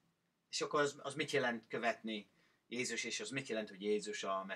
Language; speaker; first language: Hungarian; non-native, learner; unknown